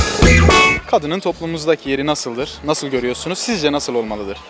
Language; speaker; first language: Turkish; native; Turkish